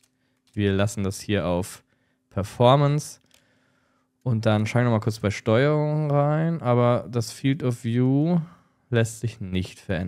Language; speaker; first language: German; native; German